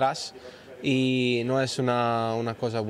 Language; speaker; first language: Spanish; non-native, learner; Italian